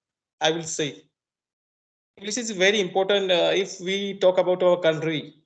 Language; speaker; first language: English; non-native, learner; Marathi